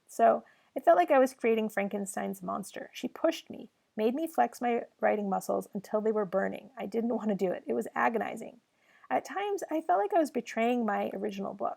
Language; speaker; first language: English; native; English